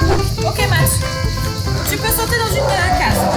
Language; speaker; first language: French; native; French